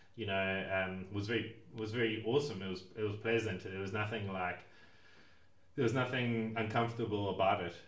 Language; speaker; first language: English; native; English